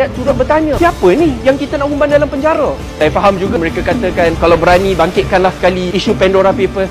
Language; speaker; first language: Malay; native; Malay